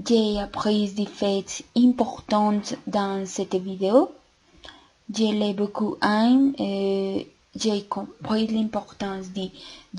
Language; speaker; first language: French; non-native, learner; Spanish